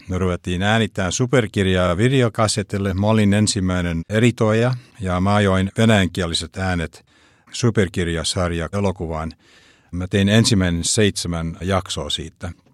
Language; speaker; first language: Finnish; early bilingual, heritage; Finnish